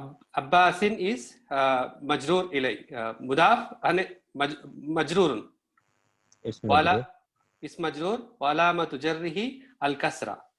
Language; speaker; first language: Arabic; non-native, learner; Hindi